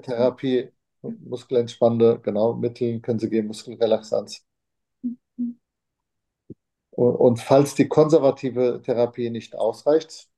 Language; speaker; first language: German; non-native, fluent; Turkish